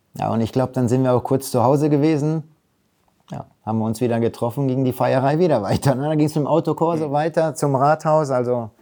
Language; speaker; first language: German; early bilingual, other home language; Polish